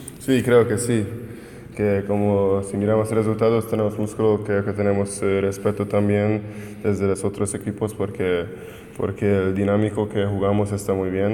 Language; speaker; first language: Spanish; non-native, fluent; Hungarian